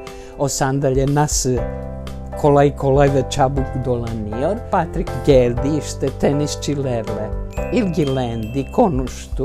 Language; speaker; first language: Turkish; non-native, fluent; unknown